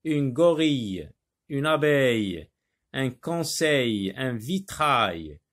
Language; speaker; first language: French; non-native, local second language; Arabic